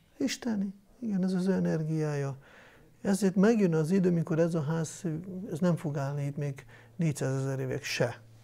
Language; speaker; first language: Hungarian; non-native, fluent; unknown